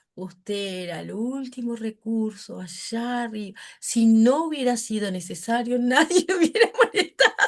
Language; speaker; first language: Spanish; native; Spanish